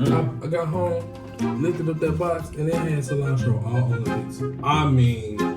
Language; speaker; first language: English; native; English